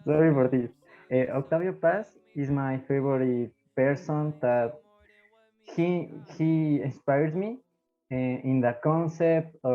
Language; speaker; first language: English; non-native, learner; Spanish